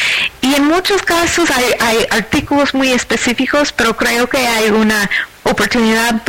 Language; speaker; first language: Spanish; non-native, fluent; English